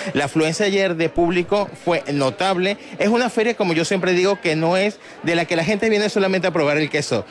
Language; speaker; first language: Spanish; native; Spanish